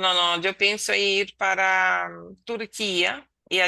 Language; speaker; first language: Spanish; non-native, learner; Portuguese